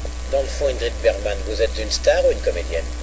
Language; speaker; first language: French; native; French